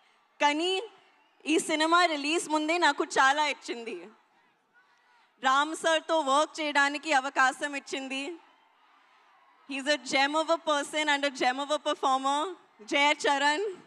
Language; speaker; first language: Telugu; non-native, learner; Hindi